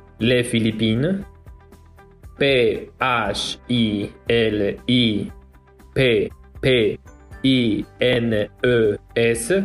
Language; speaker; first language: French; non-native, learner; Spanish